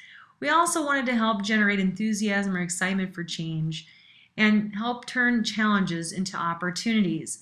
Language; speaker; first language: English; native; English